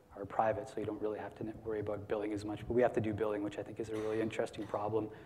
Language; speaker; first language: English; native; English